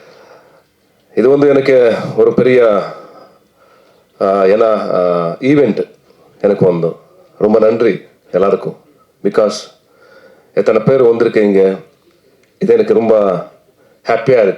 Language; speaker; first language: Tamil; non-native, learner; Kannada